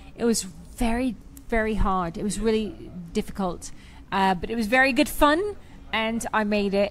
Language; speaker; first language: English; native; English